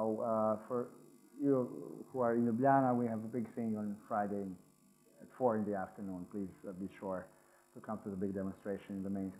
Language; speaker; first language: English; non-native, fluent; Slovenian